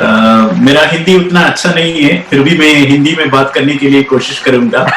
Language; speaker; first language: Hindi; non-native, local second language; Malayalam